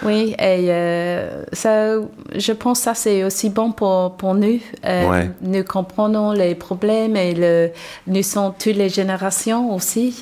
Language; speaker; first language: French; non-native, learner; English